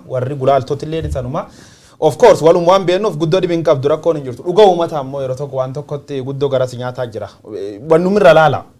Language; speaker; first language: Oromo; native; Oromo